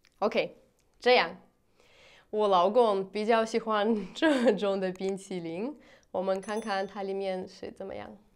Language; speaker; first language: Chinese; non-native, fluent; Russian